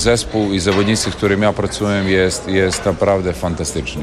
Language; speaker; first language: Polish; non-native, learner; Serbian